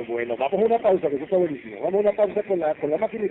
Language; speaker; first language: Spanish; native; Spanish